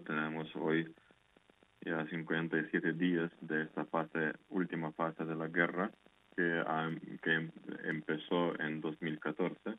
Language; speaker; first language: Spanish; non-native, fluent; Ukrainian